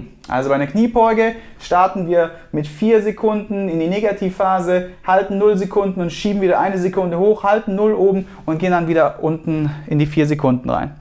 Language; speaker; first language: German; native; German